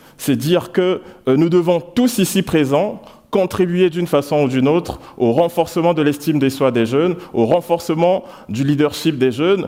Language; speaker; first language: French; non-native, local second language; Lingala